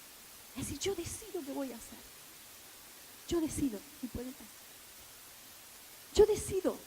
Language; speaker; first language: Spanish; native; Spanish